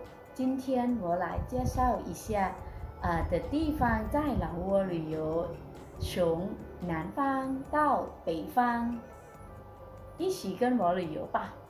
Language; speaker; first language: Chinese; non-native, learner; Lao